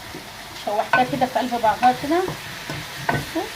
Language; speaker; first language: Arabic; native; Arabic